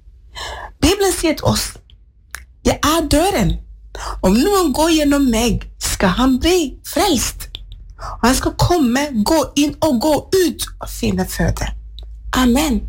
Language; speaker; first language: Norwegian; non-native, fluent; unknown